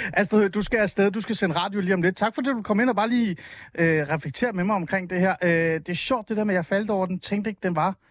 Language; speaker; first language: Danish; early bilingual, other home language; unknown